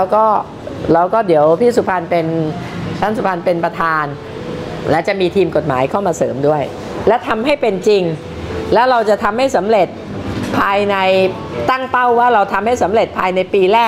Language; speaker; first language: Thai; native; Thai